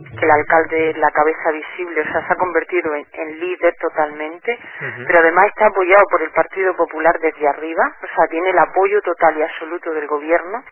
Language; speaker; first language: Spanish; native; Spanish